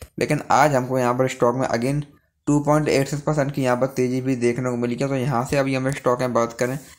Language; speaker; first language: Hindi; native; Hindi